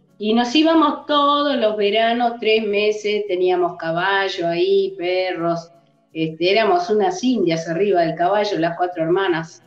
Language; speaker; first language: Spanish; early bilingual, other home language; English